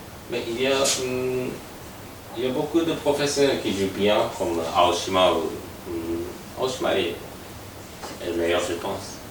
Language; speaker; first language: French; non-native, fluent; Japanese